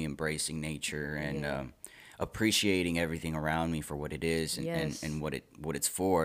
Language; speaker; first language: English; native; English